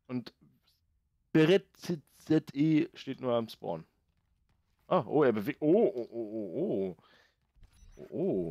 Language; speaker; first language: German; native; German